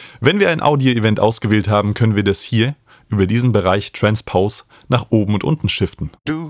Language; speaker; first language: German; native; German